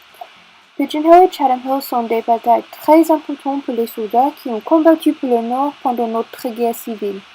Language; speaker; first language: French; non-native, learner; English